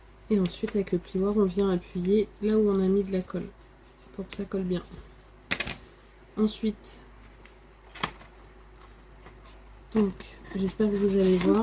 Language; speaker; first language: French; native; French